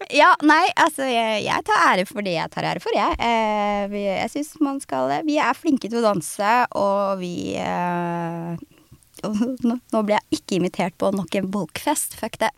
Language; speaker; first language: Norwegian; early bilingual, other home language; Somali